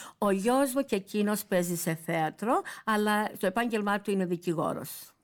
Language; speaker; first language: Greek; early bilingual, heritage; Greek